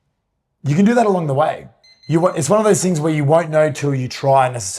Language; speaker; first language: English; native; English